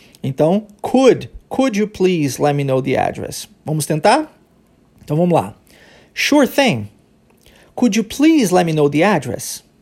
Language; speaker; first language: English; early bilingual, other home language; Portuguese